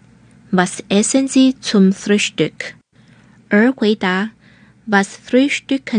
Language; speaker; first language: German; non-native, fluent; Chinese